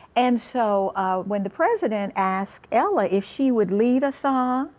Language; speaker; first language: English; native; English